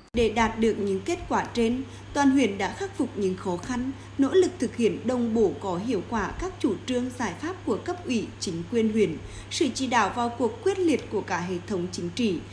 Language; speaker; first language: Vietnamese; non-native, local second language; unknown